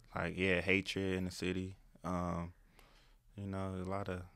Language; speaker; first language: English; native; English